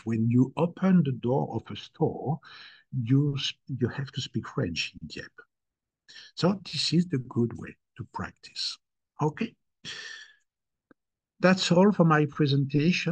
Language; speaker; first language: English; non-native, fluent; French